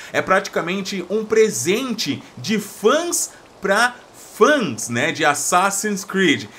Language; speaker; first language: Portuguese; native; Portuguese